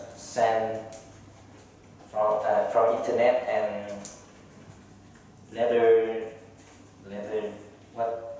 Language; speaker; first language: English; non-native, learner; Vietnamese